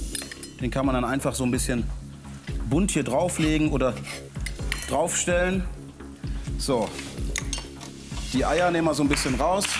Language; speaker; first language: German; native; German